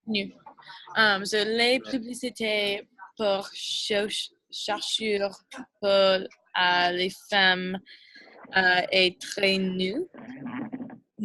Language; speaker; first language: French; non-native, learner; English